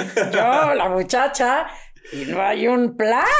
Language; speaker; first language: Spanish; native; Spanish